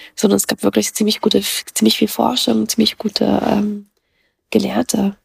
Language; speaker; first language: German; early bilingual, other home language; Russian